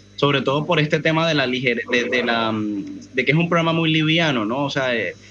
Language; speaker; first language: Spanish; native; Spanish